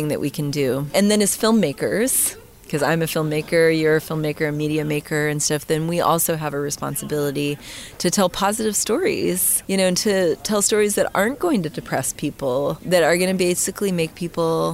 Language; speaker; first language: English; native; English